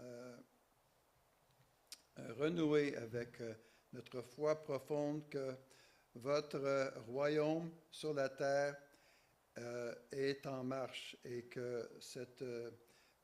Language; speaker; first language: French; native; French